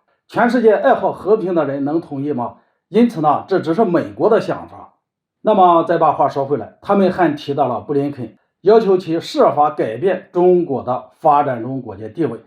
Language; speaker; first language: Chinese; native; Chinese